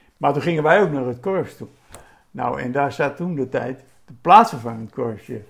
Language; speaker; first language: Dutch; native; Dutch